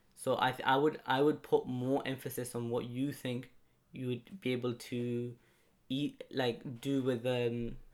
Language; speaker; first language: English; native; English